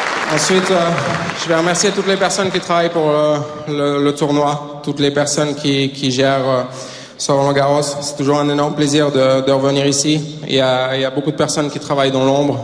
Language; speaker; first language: French; native; French